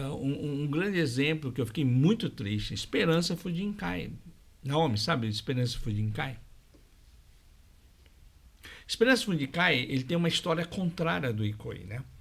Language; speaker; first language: Portuguese; non-native, learner; Japanese